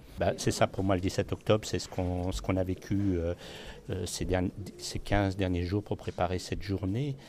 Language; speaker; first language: French; native; French